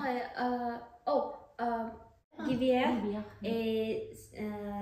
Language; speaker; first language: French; non-native, learner; Vietnamese